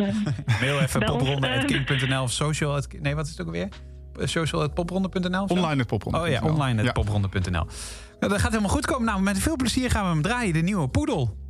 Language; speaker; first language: Dutch; native; Dutch